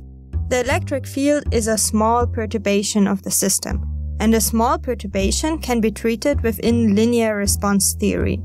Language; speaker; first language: English; non-native, fluent; German